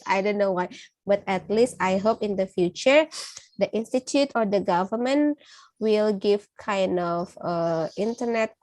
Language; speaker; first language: English; non-native, fluent; Indonesian